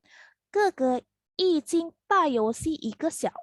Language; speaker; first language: Chinese; non-native, fluent; Indonesian